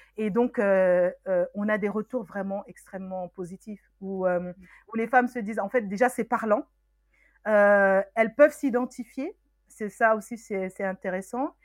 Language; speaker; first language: French; early bilingual, other home language; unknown